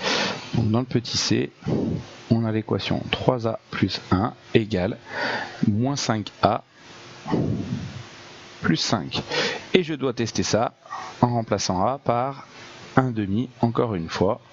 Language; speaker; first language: French; native; French